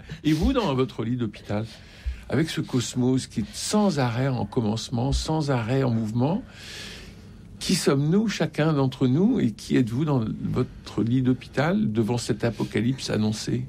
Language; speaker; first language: French; native; French